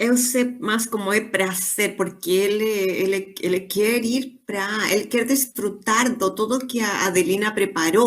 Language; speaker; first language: Portuguese; non-native, fluent; Spanish